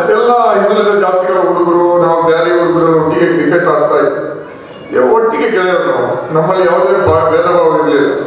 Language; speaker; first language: Kannada; non-native, local second language; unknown